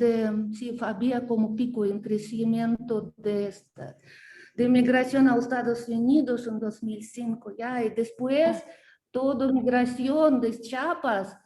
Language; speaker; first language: Spanish; non-native, learner; Russian